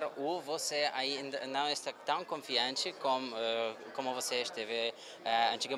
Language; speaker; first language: Portuguese; non-native, learner; Polish